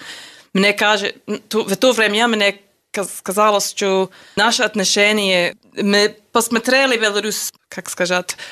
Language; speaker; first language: Russian; non-native, learner; English